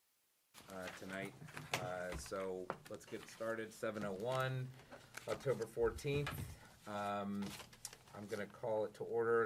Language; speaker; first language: English; native; English